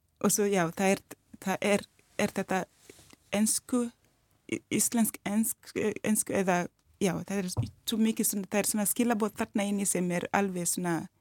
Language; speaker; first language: Icelandic; non-native, learner; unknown